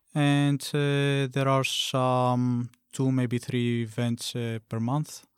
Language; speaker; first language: English; non-native, fluent; Greek